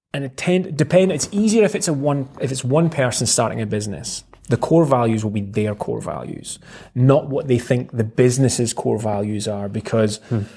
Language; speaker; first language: English; native; English